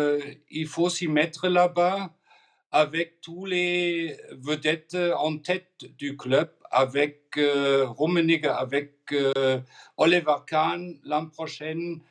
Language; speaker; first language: French; non-native, fluent; German